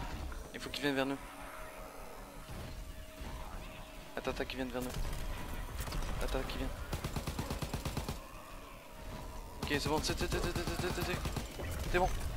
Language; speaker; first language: French; native; French